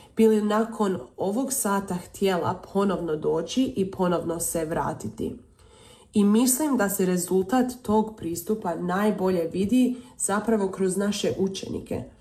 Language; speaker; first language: Serbian; early bilingual, heritage; Croatian